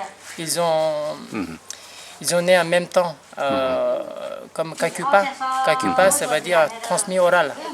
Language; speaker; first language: French; non-native, learner; Nepali